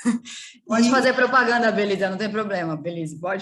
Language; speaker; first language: Portuguese; native; Portuguese